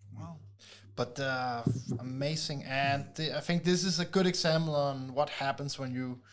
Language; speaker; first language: English; non-native, fluent; Danish